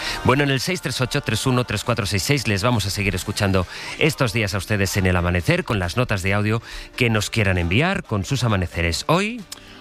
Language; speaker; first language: Spanish; native; Spanish